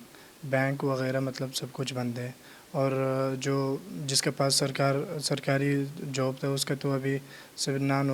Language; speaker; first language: Hindi; non-native, learner; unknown